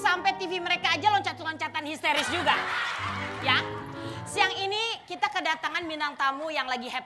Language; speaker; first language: Indonesian; native; Indonesian